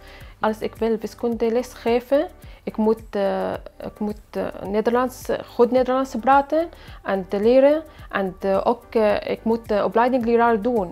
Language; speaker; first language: Dutch; non-native, learner; Arabic